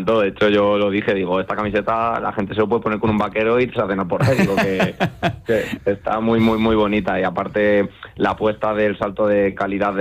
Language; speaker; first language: Spanish; native; Spanish